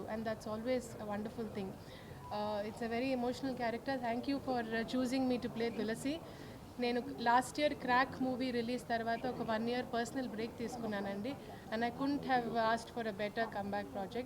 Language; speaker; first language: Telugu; native; Telugu